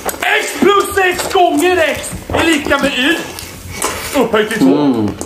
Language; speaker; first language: Swedish; non-native, fluent; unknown